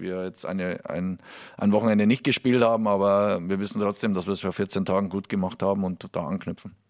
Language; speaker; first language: German; native; German